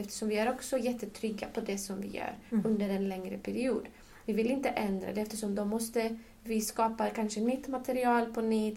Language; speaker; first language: Swedish; non-native, fluent; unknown